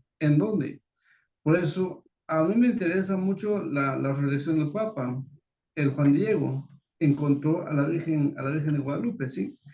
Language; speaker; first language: Spanish; non-native, local second language; Kaqchikel